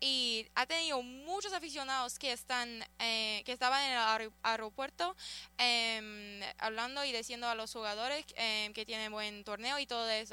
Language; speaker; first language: Spanish; early bilingual, heritage; Spanish